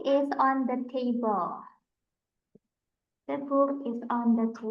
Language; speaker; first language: English; non-native, fluent; Indonesian